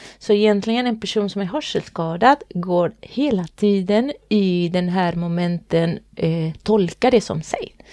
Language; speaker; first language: Swedish; non-native, fluent; Spanish